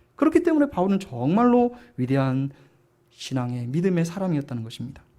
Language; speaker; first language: Korean; native; Korean